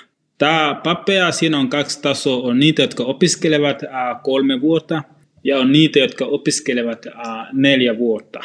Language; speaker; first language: Finnish; non-native, fluent; Swahili